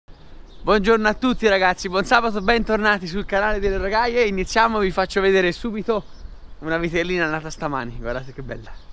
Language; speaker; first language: Italian; native; Italian